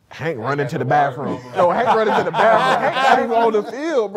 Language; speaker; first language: English; native; English